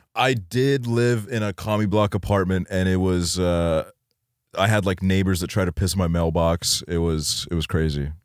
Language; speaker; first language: English; early bilingual, other home language; Estonian